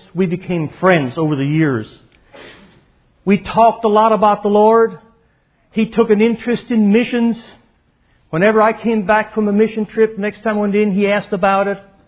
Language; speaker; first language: English; native; English